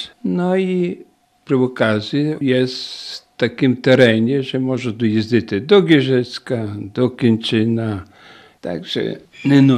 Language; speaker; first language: Polish; non-native, local second language; Ukrainian